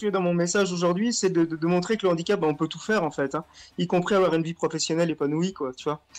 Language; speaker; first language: French; native; French